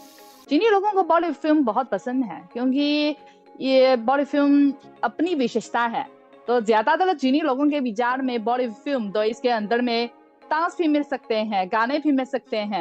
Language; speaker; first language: Hindi; non-native, fluent; Chinese